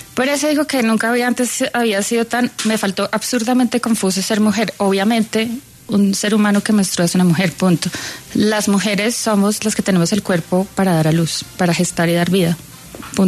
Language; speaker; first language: Spanish; native; Spanish